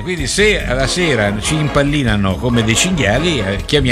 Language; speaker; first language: Italian; native; Italian